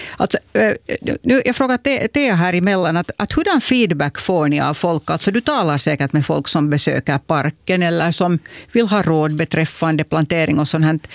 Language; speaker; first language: Swedish; native; Swedish